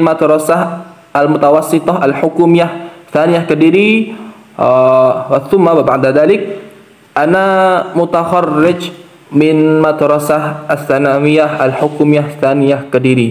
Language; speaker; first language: Arabic; non-native, learner; Indonesian